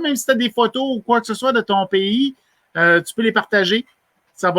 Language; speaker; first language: French; native; French